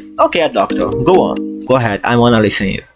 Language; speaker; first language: English; non-native, fluent; Portuguese